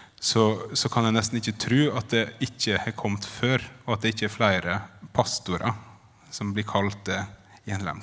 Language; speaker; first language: Norwegian; native; Norwegian